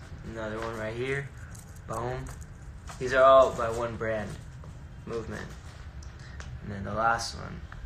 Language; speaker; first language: English; early bilingual, other home language; Spanish